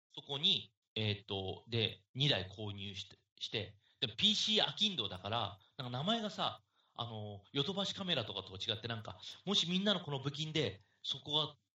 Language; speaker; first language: Japanese; native; Japanese